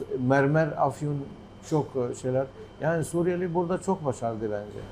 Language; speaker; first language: Turkish; non-native, learner; Arabic